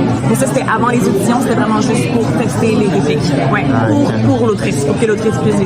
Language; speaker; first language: French; native; French